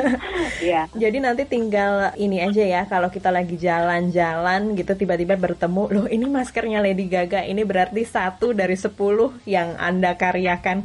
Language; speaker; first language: Indonesian; native; Indonesian